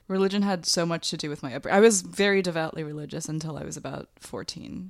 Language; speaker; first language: English; early bilingual, other home language; Bangla